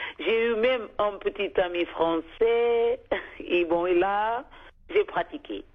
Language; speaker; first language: French; non-native, fluent; Kabuverdianu